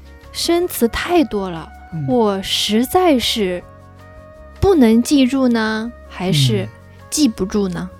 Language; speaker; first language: Chinese; non-native, learner; Japanese